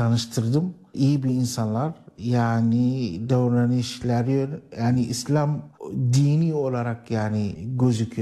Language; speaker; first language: Turkish; non-native, learner; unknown